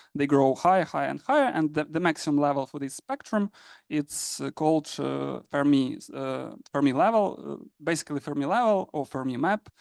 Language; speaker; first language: English; non-native, fluent; Ukrainian